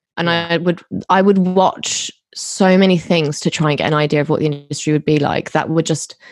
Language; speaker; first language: English; native; English